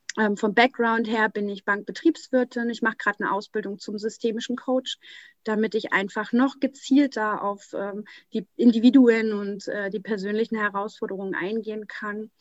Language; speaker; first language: German; native; German